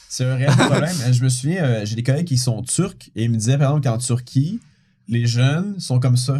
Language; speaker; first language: French; native; French